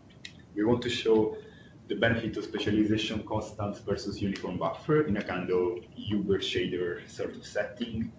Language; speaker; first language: English; non-native, fluent; Italian